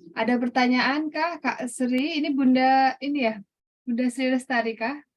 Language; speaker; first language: Indonesian; native; Indonesian